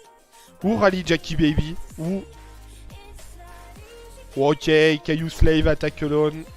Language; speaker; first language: English; non-native, learner; French